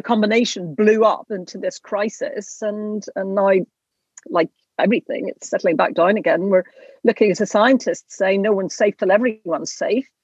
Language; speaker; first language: English; native; English